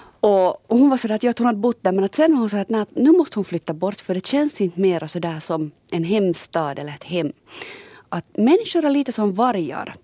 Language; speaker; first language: Swedish; native; Swedish